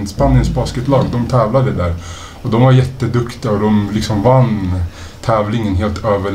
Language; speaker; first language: Swedish; native; Swedish